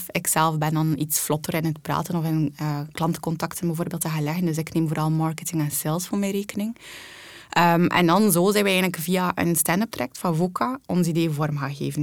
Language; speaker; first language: Dutch; native; Dutch